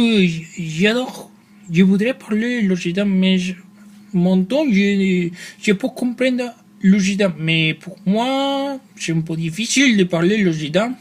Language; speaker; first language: French; non-native, learner; Spanish